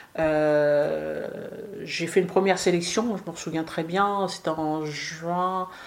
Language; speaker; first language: French; early bilingual, other home language; Arabic